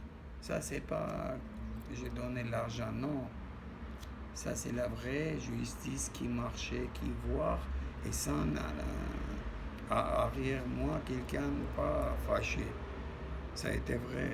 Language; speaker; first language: French; non-native, learner; Armenian